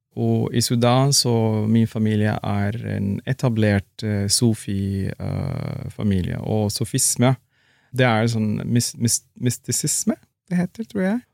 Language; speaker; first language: Norwegian; non-native, fluent; Arabic